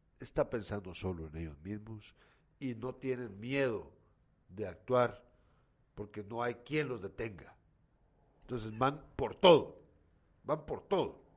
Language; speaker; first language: Spanish; native; Spanish